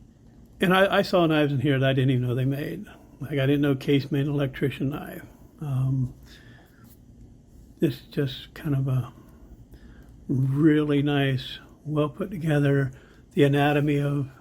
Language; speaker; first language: English; native; English